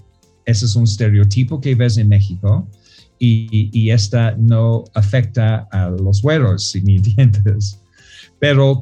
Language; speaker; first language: Spanish; non-native, fluent; English